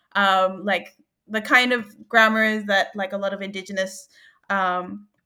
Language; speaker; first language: English; native; English